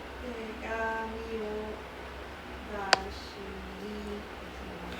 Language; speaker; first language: Japanese; non-native, learner; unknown